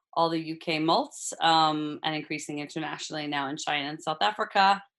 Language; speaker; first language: English; native; English